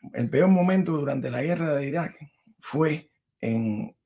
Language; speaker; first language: Spanish; native; Spanish